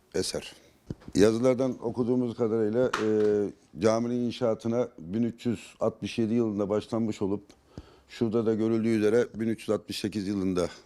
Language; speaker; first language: Turkish; native; Turkish